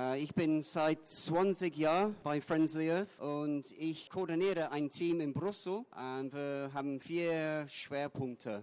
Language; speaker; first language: German; non-native, fluent; English